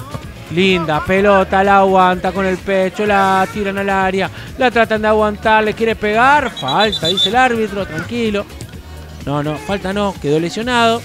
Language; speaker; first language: Spanish; native; Spanish